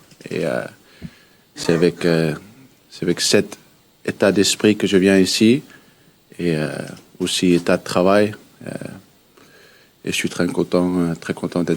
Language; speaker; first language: French; early bilingual, heritage; Danish